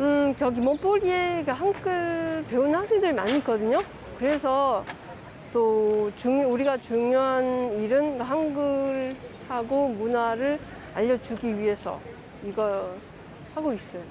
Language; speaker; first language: Korean; early bilingual, heritage; Korean